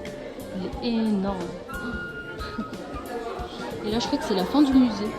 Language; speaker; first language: French; native; French